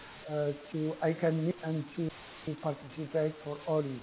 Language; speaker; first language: English; non-native, learner; Arabic